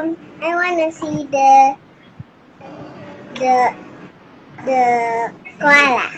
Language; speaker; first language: English; non-native, learner; Indonesian